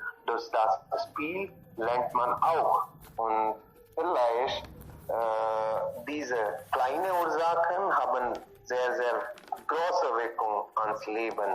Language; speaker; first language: German; non-native, learner; Hindi